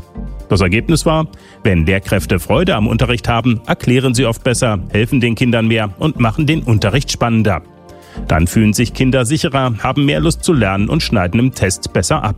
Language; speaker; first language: German; native; German